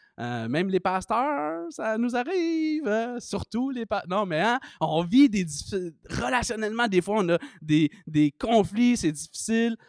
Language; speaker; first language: French; native; French